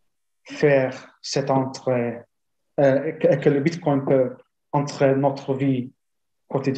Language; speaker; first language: French; non-native, fluent; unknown